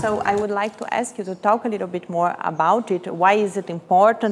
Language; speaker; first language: English; non-native, fluent; Portuguese